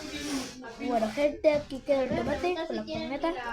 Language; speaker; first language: Spanish; native; Spanish